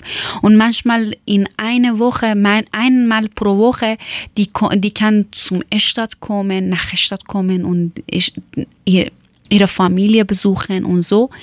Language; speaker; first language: German; non-native, learner; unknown